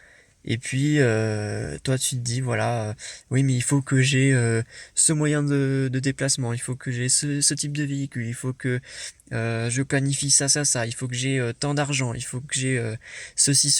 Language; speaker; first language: French; native; French